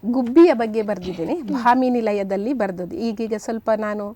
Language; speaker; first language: Kannada; native; Kannada